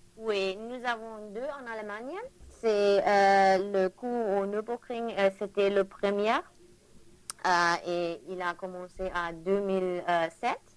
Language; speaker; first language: French; non-native, learner; German